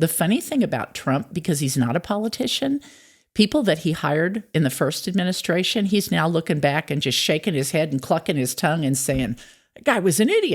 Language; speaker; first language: English; native; English